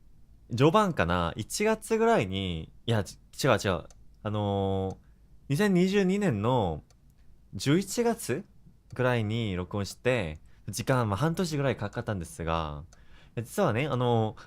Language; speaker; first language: Japanese; non-native, fluent; Korean